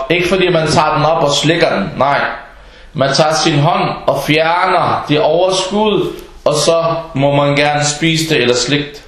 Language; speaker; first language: Danish; non-native, fluent; Arabic